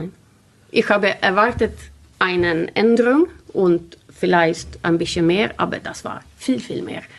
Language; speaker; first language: German; non-native, learner; Swedish